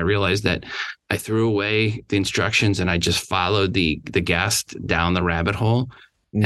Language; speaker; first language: English; native; English